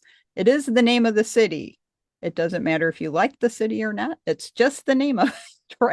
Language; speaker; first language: English; native; English